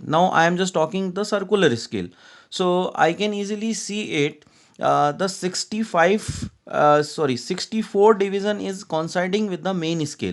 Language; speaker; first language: English; non-native, local second language; Hindi